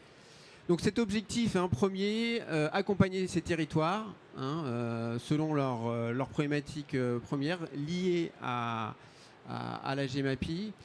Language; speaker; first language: French; native; French